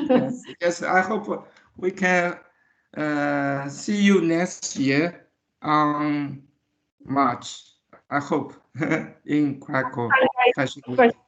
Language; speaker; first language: English; non-native, learner; Chinese